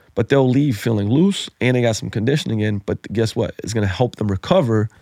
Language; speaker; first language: English; non-native, fluent; Slovenian